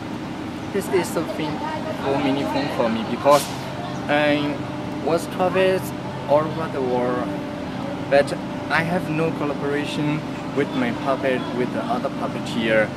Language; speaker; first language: English; non-native, learner; Burmese